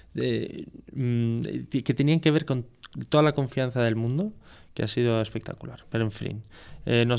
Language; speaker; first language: Spanish; non-native, fluent; French